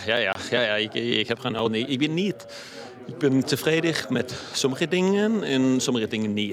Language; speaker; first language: Dutch; non-native, fluent; Danish